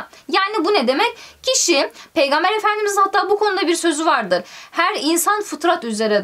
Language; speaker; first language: Turkish; native; Turkish